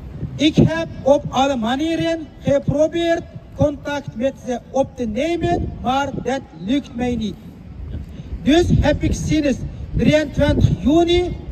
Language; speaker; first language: Dutch; non-native, fluent; Uyghur